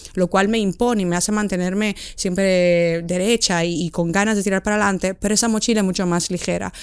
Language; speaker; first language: Spanish; native; Spanish